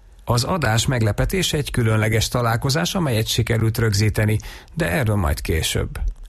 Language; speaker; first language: Hungarian; native; Hungarian